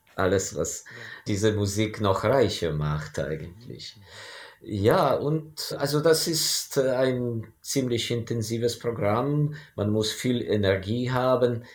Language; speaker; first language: German; non-native, fluent; Ukrainian